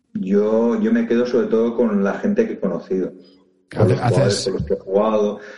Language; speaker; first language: Spanish; native; Spanish